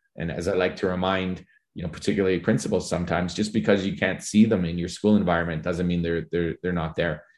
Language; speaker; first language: English; native; English